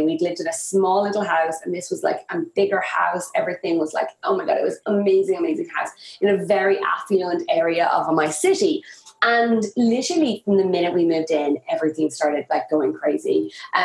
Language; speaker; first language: English; native; English